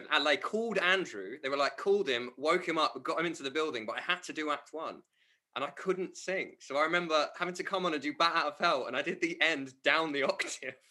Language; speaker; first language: English; native; English